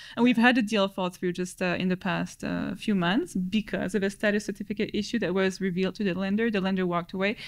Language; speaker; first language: English; native; English